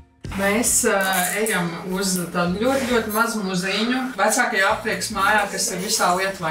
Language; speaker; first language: Latvian; native; Latvian